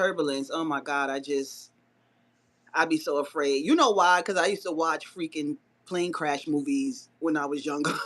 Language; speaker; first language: English; native; English